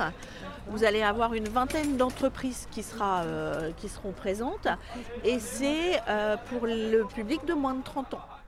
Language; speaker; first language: French; native; French